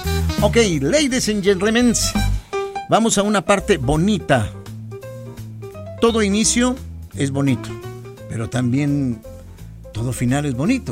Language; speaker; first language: Spanish; native; Spanish